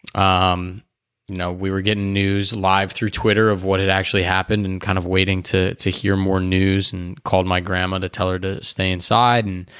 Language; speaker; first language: English; native; English